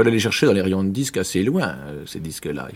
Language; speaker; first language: French; native; French